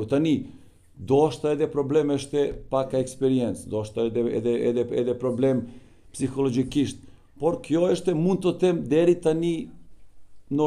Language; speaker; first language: Albanian; non-native, learner; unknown